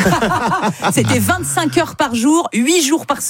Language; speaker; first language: French; native; French